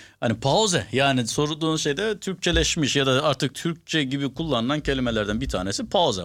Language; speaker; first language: Turkish; early bilingual, heritage; Turkish